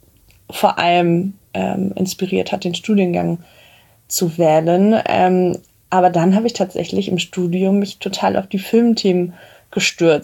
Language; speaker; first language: German; native; German